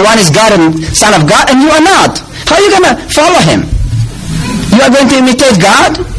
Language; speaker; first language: English; non-native, fluent; Indonesian